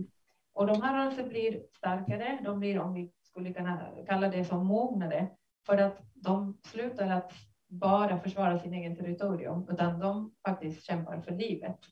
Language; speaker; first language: Swedish; non-native, fluent; Spanish